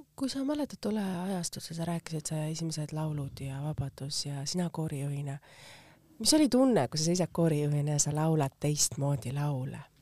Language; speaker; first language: Estonian; native; Estonian